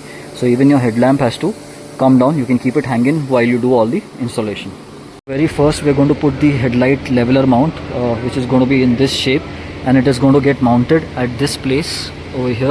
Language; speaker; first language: English; non-native, local second language; Hindi